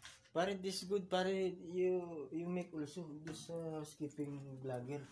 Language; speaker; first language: English; non-native, learner; Filipino